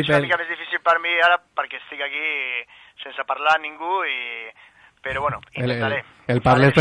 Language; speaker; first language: Catalan; non-native, fluent; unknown